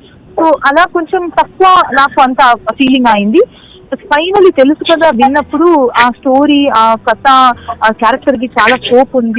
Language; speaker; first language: Telugu; non-native, local second language; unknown